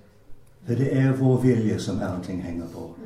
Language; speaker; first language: Swedish; non-native, fluent; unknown